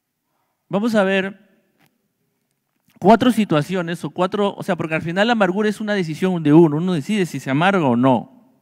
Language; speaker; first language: Spanish; native; Spanish